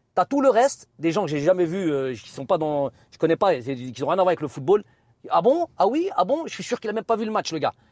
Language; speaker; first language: French; native; French